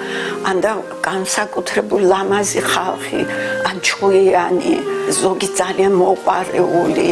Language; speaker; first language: Georgian; early bilingual, heritage; Georgian